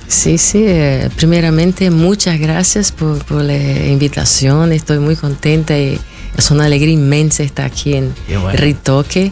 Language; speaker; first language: Spanish; non-native, fluent; Portuguese